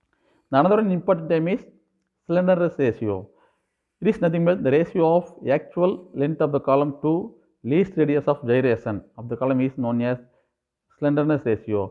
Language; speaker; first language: English; non-native, local second language; Tamil